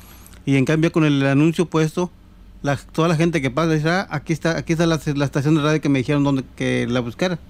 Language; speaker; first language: Spanish; native; Spanish